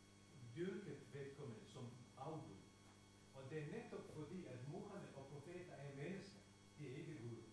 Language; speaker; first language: Danish; non-native, fluent; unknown